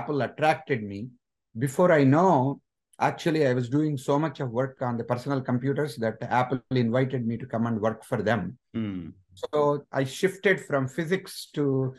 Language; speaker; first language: English; non-native, local second language; Telugu